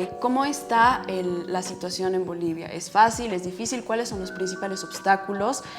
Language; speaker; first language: Spanish; native; Spanish